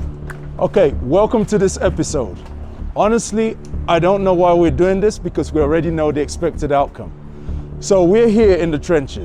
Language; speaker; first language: English; non-native, fluent; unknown